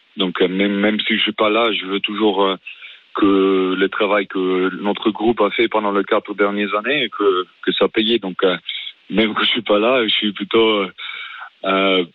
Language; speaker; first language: French; non-native, fluent; Afrikaans